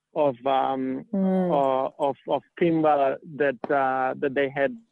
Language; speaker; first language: English; non-native, fluent; Catalan